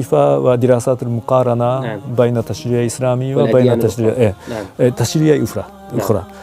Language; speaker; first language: Arabic; non-native, learner; Japanese